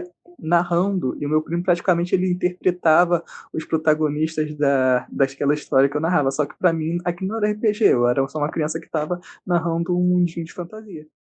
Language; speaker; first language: Portuguese; native; Portuguese